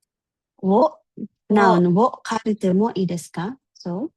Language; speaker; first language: Japanese; non-native, fluent; Filipino